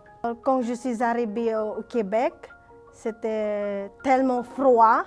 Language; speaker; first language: French; non-native, learner; Filipino